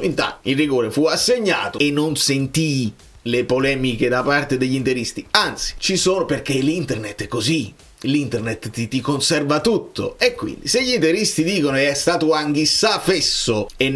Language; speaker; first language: Italian; native; Italian